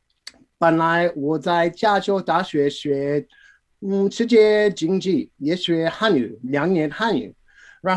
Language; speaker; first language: Chinese; non-native, learner; English